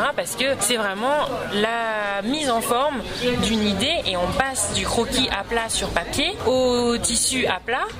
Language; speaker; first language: French; native; French